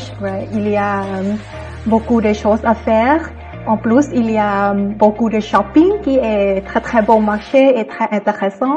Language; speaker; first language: French; non-native, fluent; Thai